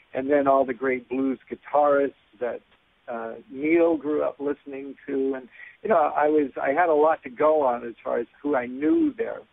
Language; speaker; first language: English; native; English